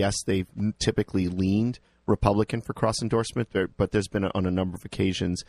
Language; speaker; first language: English; native; English